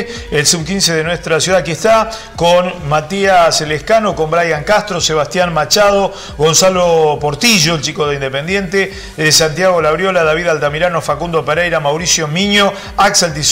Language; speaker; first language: Spanish; native; Spanish